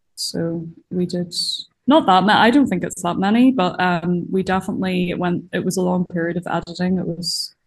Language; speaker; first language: English; native; English